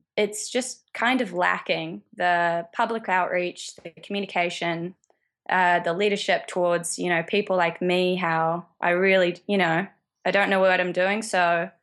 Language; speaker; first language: English; native; English